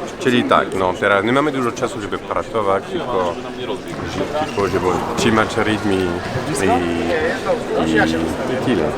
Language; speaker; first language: Polish; non-native, learner; French